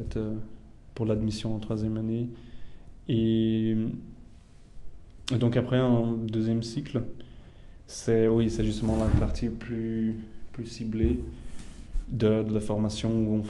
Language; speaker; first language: French; non-native, fluent; Portuguese